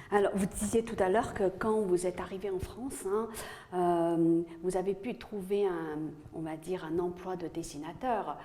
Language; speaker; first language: French; native; French